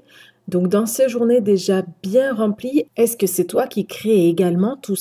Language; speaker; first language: French; native; French